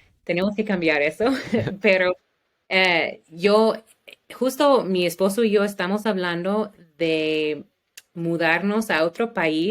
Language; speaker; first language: Spanish; non-native, learner; English